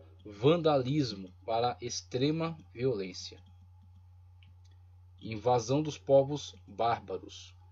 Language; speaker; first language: Portuguese; native; Portuguese